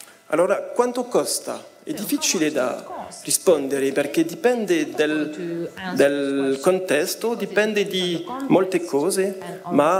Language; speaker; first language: Italian; non-native, fluent; French